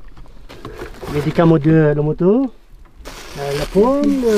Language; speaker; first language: French; non-native, learner; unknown